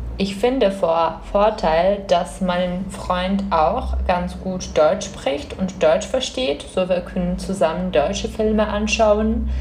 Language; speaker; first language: German; non-native, fluent; Czech